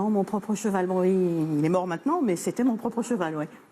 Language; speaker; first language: French; native; French